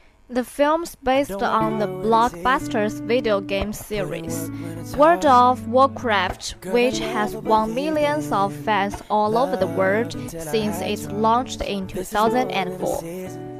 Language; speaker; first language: English; non-native, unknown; Chinese